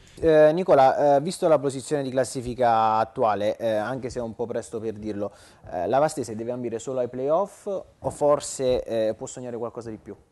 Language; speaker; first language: Italian; native; Italian